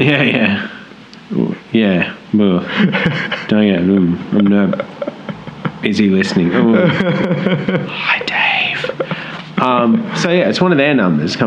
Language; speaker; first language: English; native; English